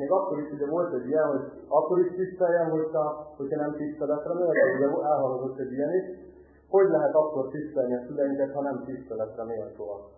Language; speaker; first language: Hungarian; native; Hungarian